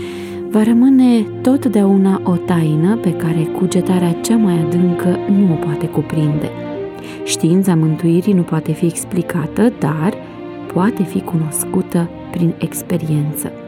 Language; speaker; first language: Romanian; native; Romanian